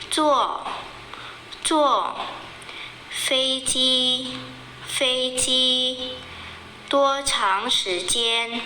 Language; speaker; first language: Chinese; non-native, fluent; Indonesian